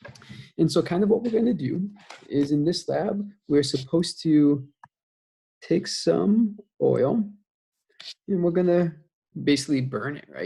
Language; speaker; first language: English; native; English